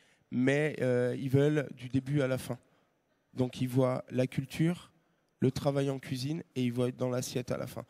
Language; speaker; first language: French; native; French